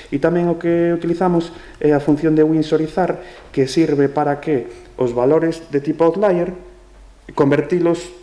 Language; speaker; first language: Galician; non-native, local second language; Spanish